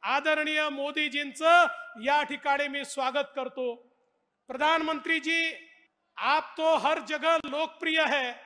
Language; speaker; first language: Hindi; non-native, local second language; Marathi